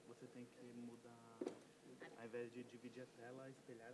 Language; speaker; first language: Portuguese; native; Portuguese